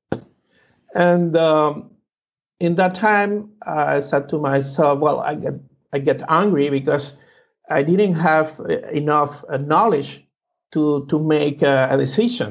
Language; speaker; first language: English; non-native, learner; Spanish